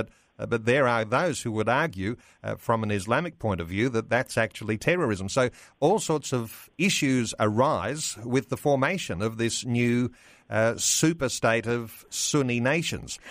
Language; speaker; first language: English; native; English